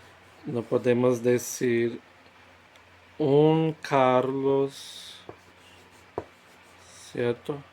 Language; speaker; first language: Spanish; non-native, fluent; Portuguese